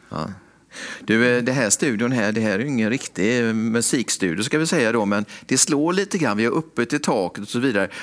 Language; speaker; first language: Swedish; native; Swedish